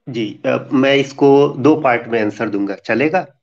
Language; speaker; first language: Hindi; native; Hindi